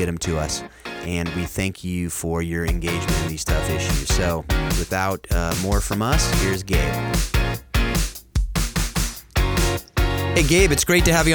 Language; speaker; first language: English; native; English